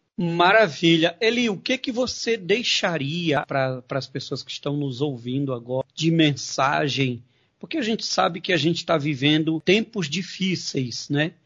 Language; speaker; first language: Portuguese; native; Portuguese